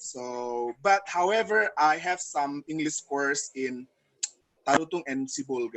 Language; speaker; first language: English; non-native, fluent; Indonesian